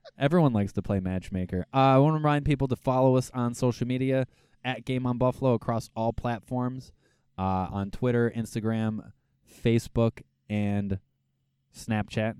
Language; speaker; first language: English; native; English